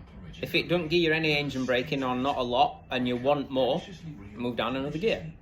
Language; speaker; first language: English; native; English